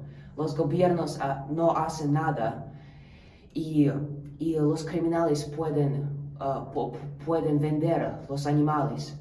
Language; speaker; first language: Spanish; non-native, learner; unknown